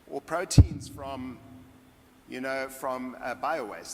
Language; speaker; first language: English; native; English